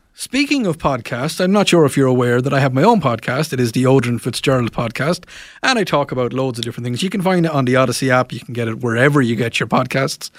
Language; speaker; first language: English; non-native, local second language; Irish